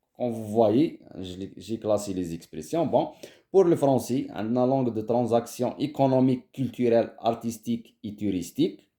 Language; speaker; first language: French; non-native, local second language; Arabic